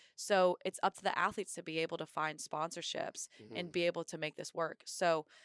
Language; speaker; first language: English; native; English